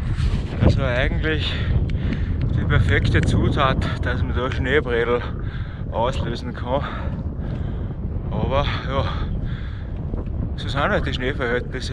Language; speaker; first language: German; native; German